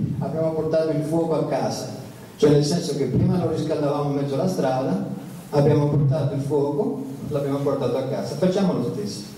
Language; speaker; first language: Italian; early bilingual, heritage; Italian